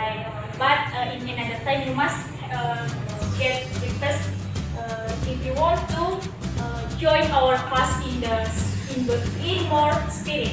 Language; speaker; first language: English; non-native, learner; Indonesian